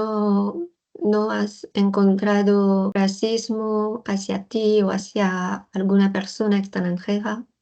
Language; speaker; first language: Spanish; non-native, fluent; French